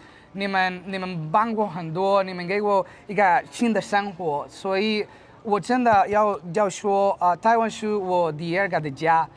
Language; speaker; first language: Chinese; non-native, learner; Spanish